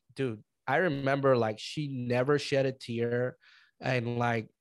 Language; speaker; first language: English; early bilingual, other home language; Spanish